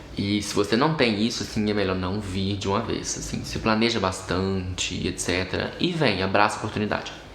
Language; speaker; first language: Portuguese; native; Portuguese